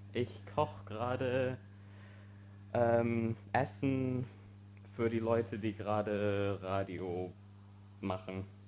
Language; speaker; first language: German; native; German